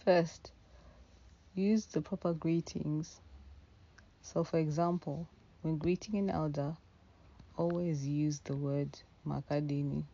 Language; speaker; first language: English; non-native, local second language; Shona